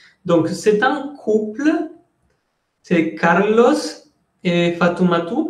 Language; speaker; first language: French; non-native, fluent; Spanish